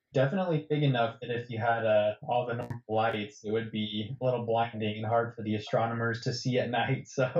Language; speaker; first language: English; native; English